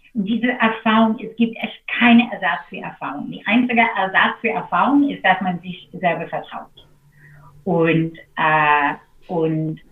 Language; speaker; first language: German; non-native, fluent; English